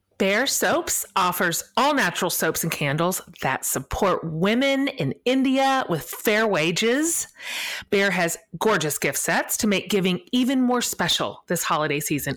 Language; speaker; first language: English; native; English